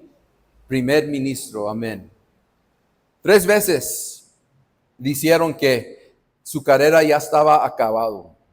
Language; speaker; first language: Spanish; non-native, fluent; English